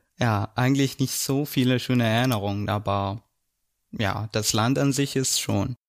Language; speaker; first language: German; non-native, fluent; Kurdish